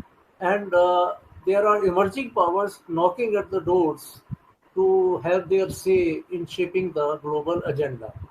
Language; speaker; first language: English; non-native, local second language; Hindi